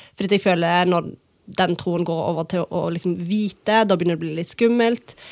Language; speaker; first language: Norwegian; early bilingual, other home language; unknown